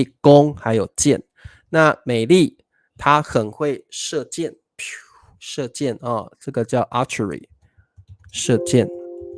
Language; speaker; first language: Chinese; native; Chinese